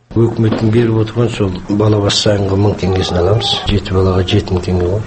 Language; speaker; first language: Kazakh; early bilingual, heritage; Kazakh